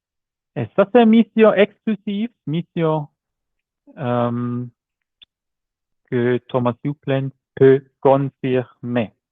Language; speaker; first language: French; non-native, learner; German